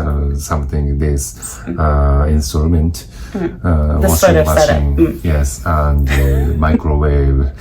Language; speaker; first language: English; non-native, learner; Japanese